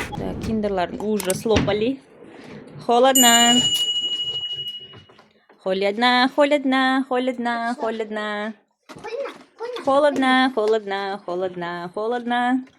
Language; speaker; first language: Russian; non-native, local second language; Kazakh